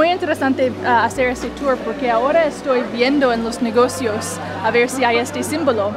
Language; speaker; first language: Spanish; non-native, fluent; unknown